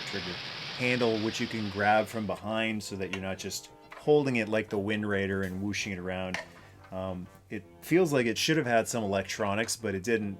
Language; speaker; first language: English; native; English